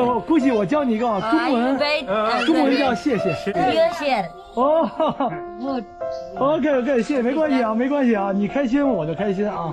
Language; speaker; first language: Chinese; native; Chinese